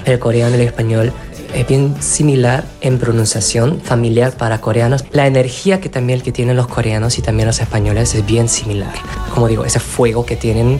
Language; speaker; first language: Spanish; non-native, fluent; Korean